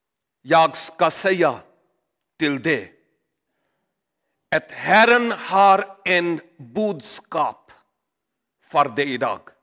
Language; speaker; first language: Swedish; non-native, learner; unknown